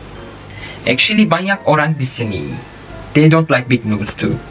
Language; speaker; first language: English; non-native, learner; Turkish